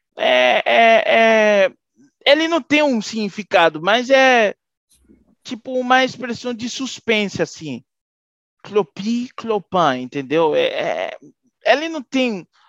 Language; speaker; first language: Portuguese; non-native, fluent; Haitian Creole